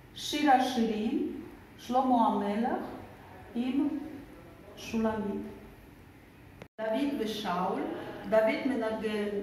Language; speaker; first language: Hebrew; non-native, fluent; Russian